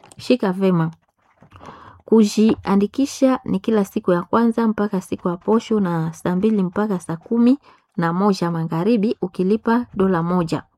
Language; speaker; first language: Swahili; non-native, local second language; Nande